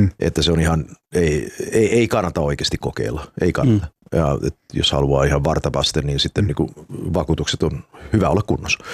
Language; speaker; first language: Finnish; early bilingual, heritage; Finnish